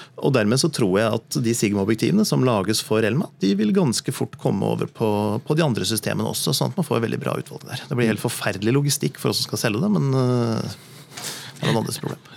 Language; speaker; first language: Norwegian; native; Norwegian